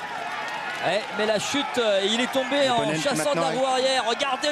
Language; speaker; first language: French; native; French